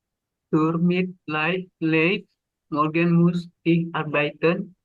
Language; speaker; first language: German; non-native, learner; Indonesian